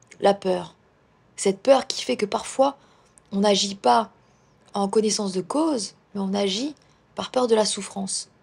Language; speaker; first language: French; native; French